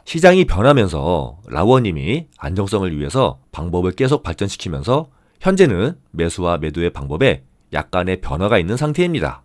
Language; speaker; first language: Korean; native; Korean